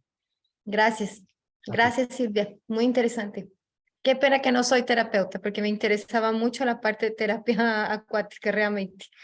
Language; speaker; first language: Spanish; non-native, fluent; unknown